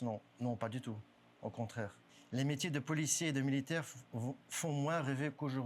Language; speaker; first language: French; non-native, local second language; German